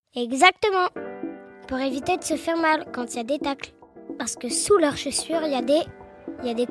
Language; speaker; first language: French; native; French